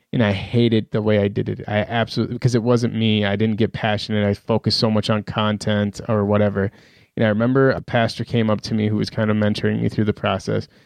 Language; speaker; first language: English; early bilingual, other home language; Persian